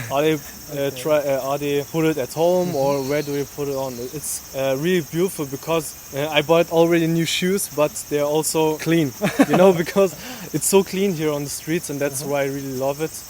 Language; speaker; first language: English; non-native, fluent; German